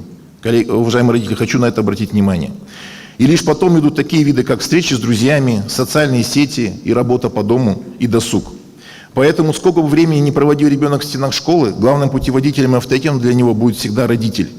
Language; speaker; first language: Russian; native; Russian